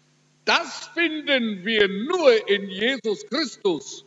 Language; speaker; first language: German; early bilingual, heritage; German